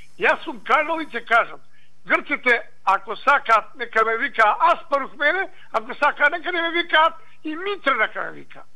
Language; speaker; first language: Macedonian; native; Macedonian